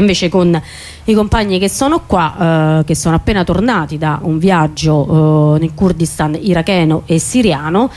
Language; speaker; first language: Italian; native; Italian